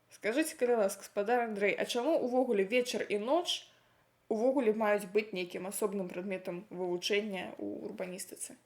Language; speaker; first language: Belarusian; non-native, local second language; Russian